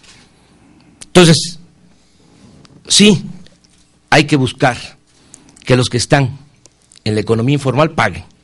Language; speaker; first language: Spanish; native; Spanish